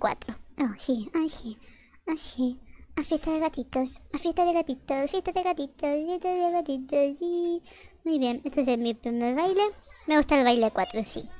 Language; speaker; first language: Spanish; native; Spanish